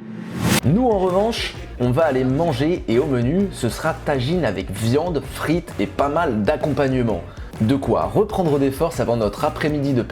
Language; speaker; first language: French; native; French